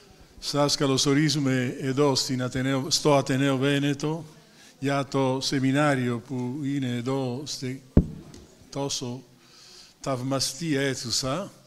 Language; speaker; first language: Greek; non-native, learner; Italian